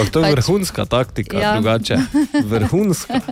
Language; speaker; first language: Slovenian; native; Slovenian